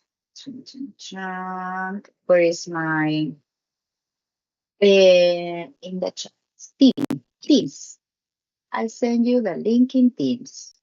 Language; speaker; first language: English; non-native, learner; Spanish